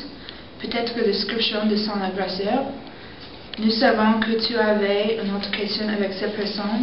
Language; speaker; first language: French; non-native, learner; English